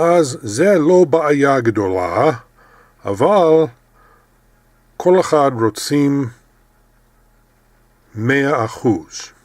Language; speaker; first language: Hebrew; non-native, learner; English